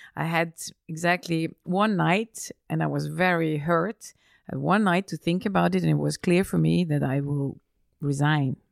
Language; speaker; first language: English; non-native, fluent; German